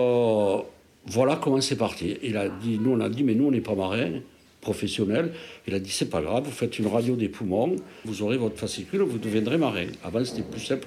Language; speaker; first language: French; native; French